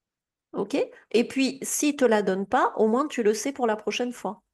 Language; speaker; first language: French; native; French